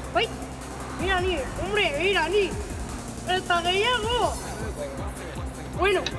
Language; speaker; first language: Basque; non-native, local second language; Spanish